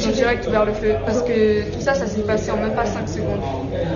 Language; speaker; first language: French; early bilingual, other home language; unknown